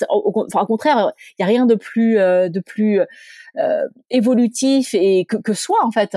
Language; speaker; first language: French; early bilingual, other home language; Chinese